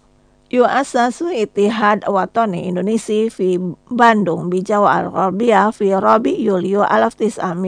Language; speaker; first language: Arabic; non-native, fluent; Indonesian